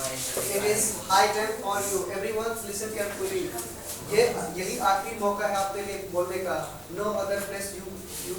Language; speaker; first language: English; non-native, local second language; Hindi